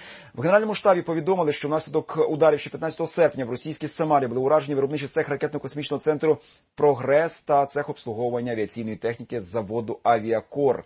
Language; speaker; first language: Ukrainian; native; Ukrainian